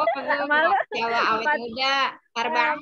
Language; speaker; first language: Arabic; non-native, learner; Indonesian